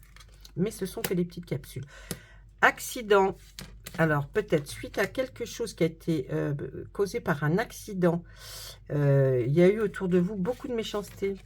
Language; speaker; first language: French; native; French